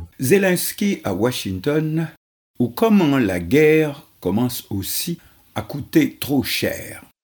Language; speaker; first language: French; non-native, local second language; Haitian Creole